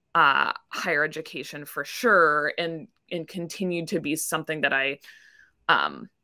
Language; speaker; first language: English; native; English